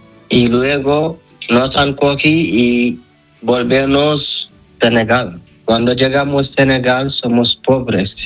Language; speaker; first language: Spanish; non-native, learner; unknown